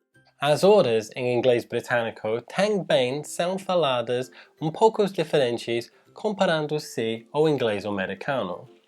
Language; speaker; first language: Portuguese; non-native, fluent; English